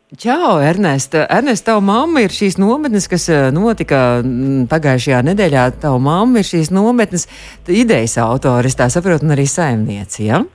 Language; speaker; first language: Latvian; native; Latvian